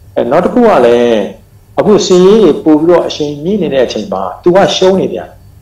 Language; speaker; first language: Burmese; non-native, local second language; Shan